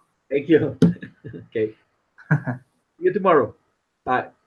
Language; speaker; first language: English; non-native, learner; Spanish